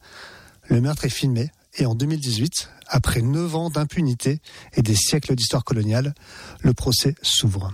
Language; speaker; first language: French; native; French